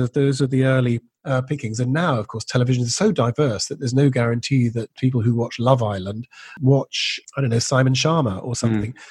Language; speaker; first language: English; native; English